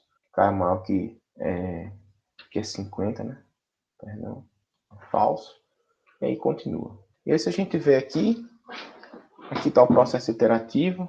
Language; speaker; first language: Portuguese; native; Portuguese